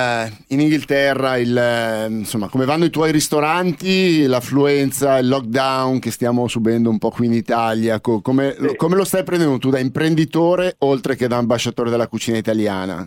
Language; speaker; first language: Italian; native; Italian